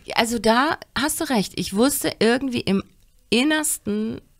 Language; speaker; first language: German; native; German